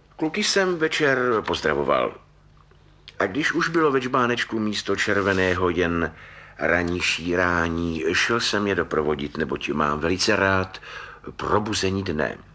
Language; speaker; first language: Czech; native; Czech